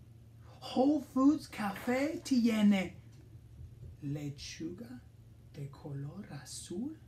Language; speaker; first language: Spanish; non-native, fluent; English